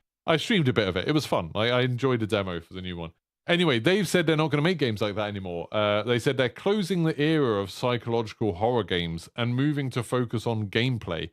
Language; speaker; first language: English; native; English